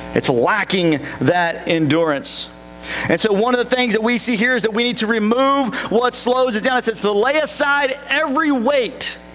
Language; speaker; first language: English; native; English